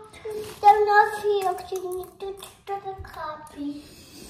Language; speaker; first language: Russian; early bilingual, heritage; Russian